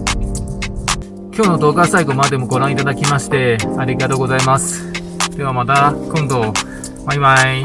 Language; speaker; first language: Japanese; non-native, fluent; Chinese